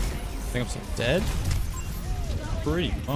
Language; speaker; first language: English; native; English